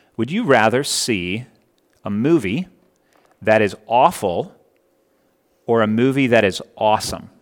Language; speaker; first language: English; native; English